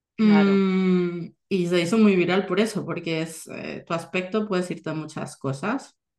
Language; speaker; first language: Spanish; native; Spanish